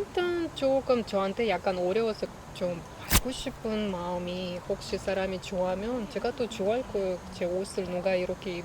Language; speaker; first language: Korean; non-native, learner; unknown